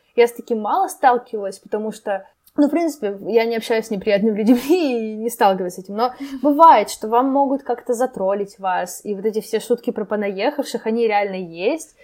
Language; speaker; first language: Russian; native; Russian